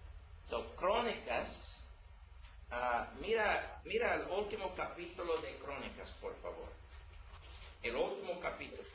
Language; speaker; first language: Spanish; non-native, learner; English